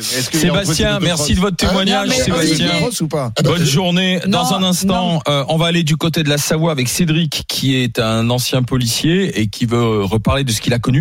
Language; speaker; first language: French; native; French